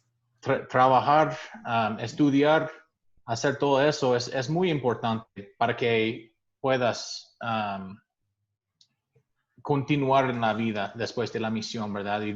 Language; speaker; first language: Spanish; non-native, fluent; English